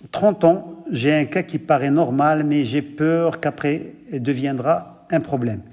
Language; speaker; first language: French; non-native, local second language; Arabic